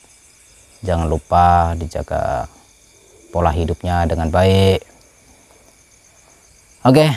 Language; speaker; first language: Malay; non-native, local second language; Javanese